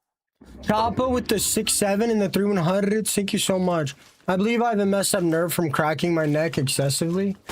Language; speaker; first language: English; native; English